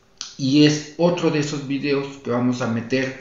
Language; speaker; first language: Spanish; native; Spanish